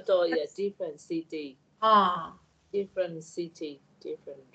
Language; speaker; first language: English; non-native, learner; Thai